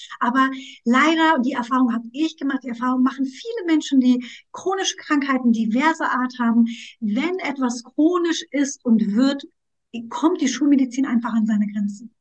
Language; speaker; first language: German; early bilingual, other home language; Turkish